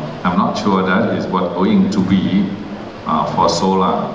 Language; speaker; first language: English; non-native, learner; Thai